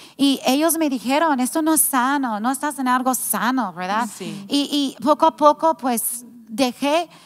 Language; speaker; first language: Spanish; non-native, fluent; English